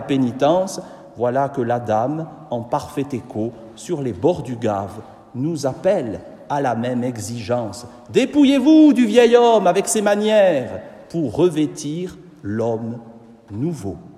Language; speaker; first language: French; native; French